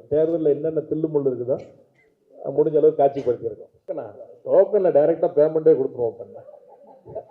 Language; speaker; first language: Tamil; native; Tamil